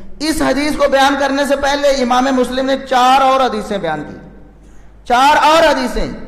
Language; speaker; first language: Urdu; non-native, local second language; Punjabi